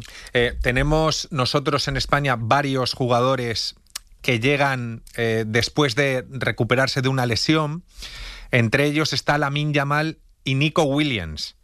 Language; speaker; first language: Spanish; native; Spanish